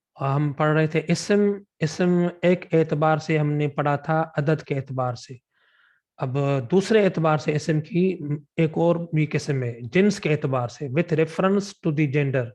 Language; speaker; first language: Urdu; non-native, local second language; Sindhi